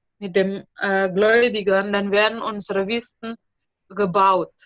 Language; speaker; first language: German; non-native, fluent; Indonesian